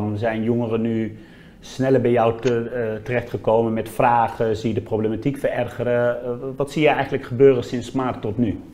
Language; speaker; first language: Dutch; native; Dutch